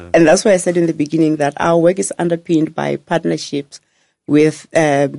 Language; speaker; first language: English; non-native, local second language; Northern Sotho